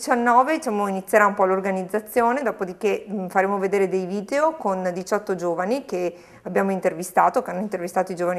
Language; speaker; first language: Italian; native; Italian